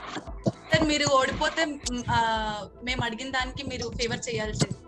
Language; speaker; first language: Telugu; native; Telugu